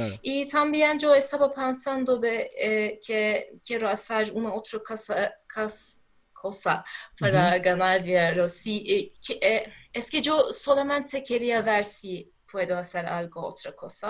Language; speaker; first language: Spanish; non-native, learner; Turkish